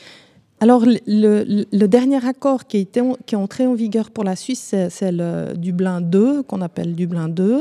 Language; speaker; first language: French; native; French